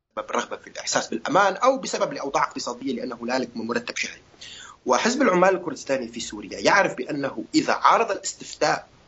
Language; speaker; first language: Arabic; non-native, local second language; Kurdish